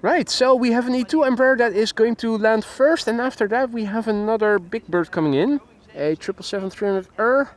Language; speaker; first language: English; non-native, fluent; Dutch